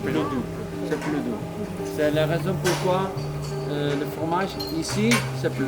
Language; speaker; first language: French; non-native, learner; Italian